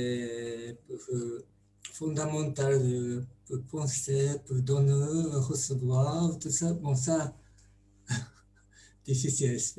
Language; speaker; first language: French; non-native, learner; Japanese